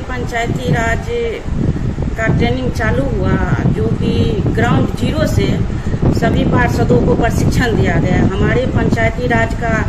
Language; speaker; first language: Hindi; native; Hindi